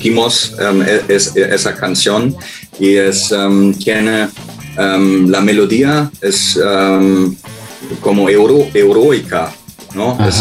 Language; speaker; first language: Spanish; non-native, learner; German